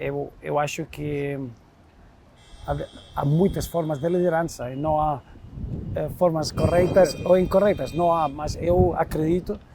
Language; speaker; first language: Portuguese; non-native, fluent; Spanish